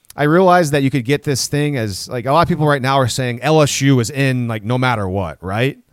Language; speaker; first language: English; native; English